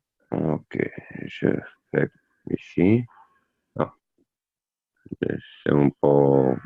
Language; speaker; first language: French; non-native, learner; Italian